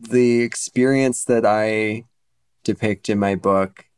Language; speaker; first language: English; early bilingual, other home language; Russian